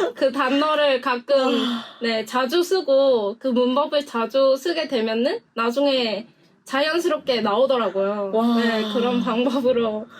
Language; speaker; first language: Korean; non-native, fluent; Vietnamese